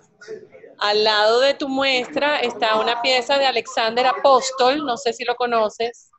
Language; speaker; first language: Spanish; native; Spanish